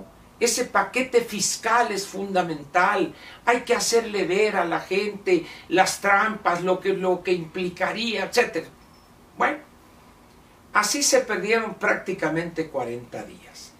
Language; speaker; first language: Spanish; native; Spanish